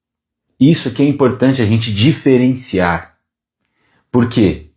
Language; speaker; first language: Portuguese; native; Portuguese